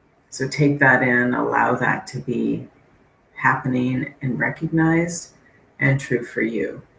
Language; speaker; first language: English; native; English